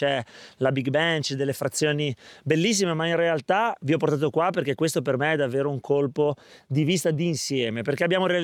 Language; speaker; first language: Italian; native; Italian